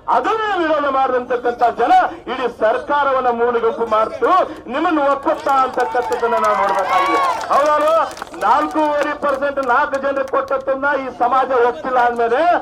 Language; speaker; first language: Kannada; non-native, local second language; Lambadi